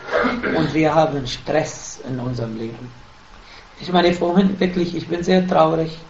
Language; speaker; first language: German; non-native, fluent; Arabic